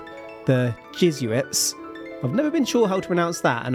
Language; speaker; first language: English; native; English